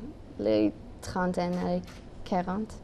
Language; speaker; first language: French; non-native, local second language; English